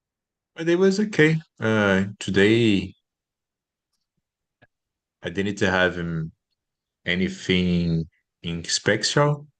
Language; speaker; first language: English; non-native, learner; Portuguese